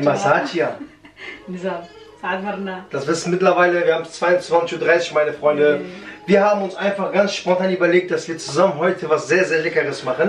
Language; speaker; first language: German; early bilingual, other home language; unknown